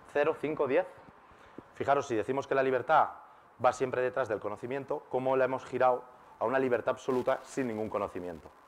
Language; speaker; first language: Spanish; native; Spanish